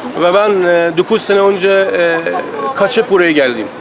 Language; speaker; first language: Turkish; non-native, learner; Persian